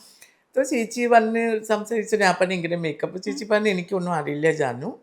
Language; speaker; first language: Malayalam; non-native, learner; Assamese